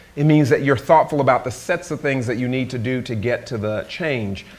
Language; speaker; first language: English; native; English